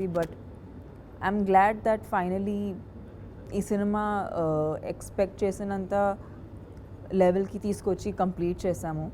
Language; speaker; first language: Telugu; non-native, fluent; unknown